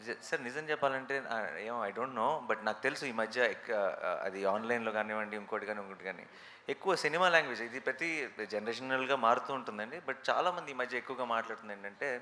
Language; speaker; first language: Telugu; native; Telugu